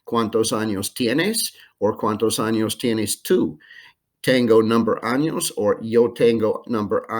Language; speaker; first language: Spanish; non-native, fluent; English